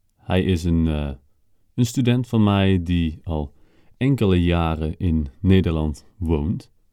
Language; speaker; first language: Dutch; native; Dutch